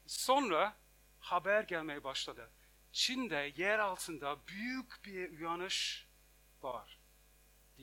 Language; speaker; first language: Turkish; non-native, fluent; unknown